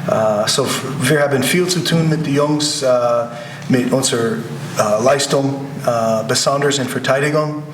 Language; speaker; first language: German; non-native, learner; English